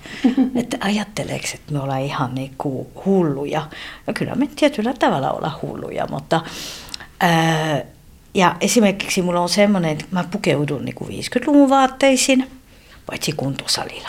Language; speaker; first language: Finnish; non-native, fluent; French